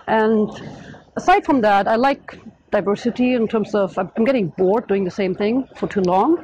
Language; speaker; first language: English; non-native, fluent; German